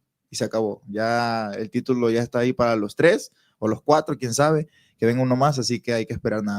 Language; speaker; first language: Spanish; native; Spanish